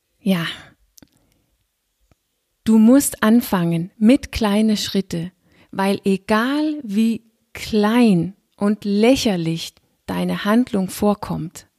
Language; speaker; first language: German; non-native, fluent; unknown